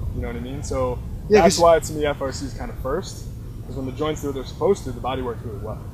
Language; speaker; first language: English; native; English